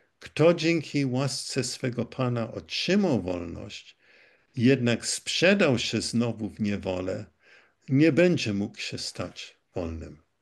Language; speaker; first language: Polish; early bilingual, heritage; Polish